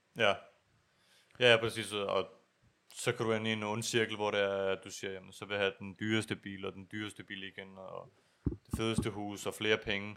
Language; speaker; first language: Danish; early bilingual, other home language; Urdu